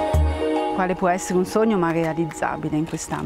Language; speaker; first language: Italian; native; Italian